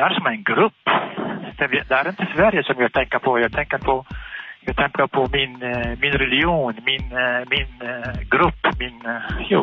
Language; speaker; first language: Swedish; non-native, fluent; Arabic